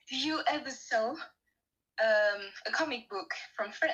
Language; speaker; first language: English; non-native, learner; French